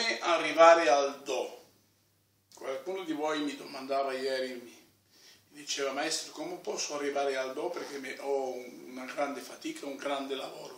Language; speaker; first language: Italian; non-native, fluent; Spanish